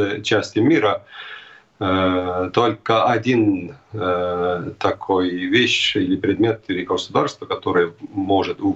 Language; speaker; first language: Russian; non-native, fluent; Estonian